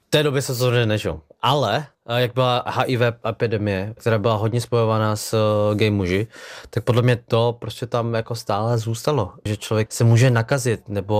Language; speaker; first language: Czech; early bilingual, other home language; Vietnamese